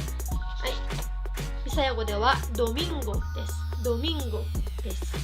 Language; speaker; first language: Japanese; non-native, fluent; Cebuano